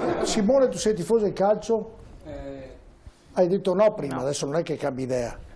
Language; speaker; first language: Italian; native; Italian